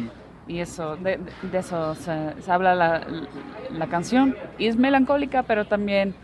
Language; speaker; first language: Spanish; non-native, fluent; Dutch